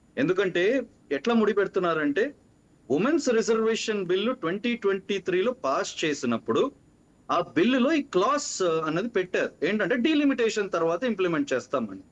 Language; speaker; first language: Telugu; native; Telugu